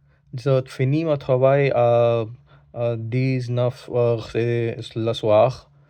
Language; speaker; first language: French; non-native, learner; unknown